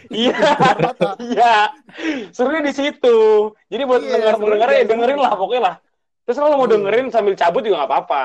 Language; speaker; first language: Indonesian; native; Indonesian